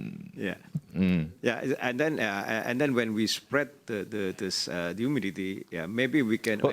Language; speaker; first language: English; non-native, learner; Indonesian